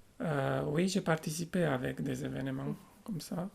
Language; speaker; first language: French; non-native, fluent; Romanian